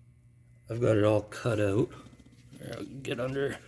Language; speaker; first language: English; native; English